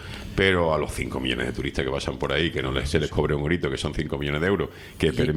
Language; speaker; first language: Spanish; native; Spanish